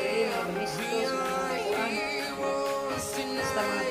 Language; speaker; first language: Filipino; non-native, local second language; Cebuano